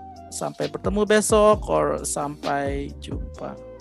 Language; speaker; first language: Indonesian; native; Indonesian